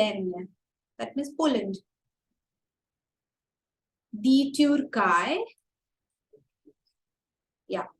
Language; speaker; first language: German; non-native, fluent; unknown